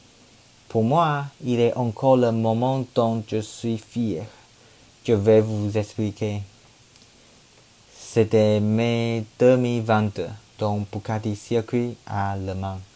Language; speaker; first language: French; non-native, learner; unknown